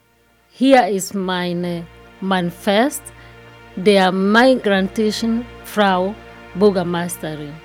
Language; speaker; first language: German; non-native, fluent; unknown